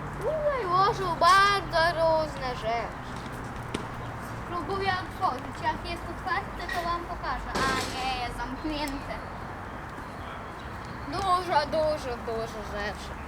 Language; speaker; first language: Polish; early bilingual, other home language; Russian